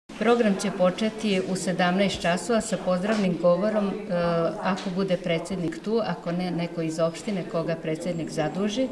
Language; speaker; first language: Serbian; native; Serbian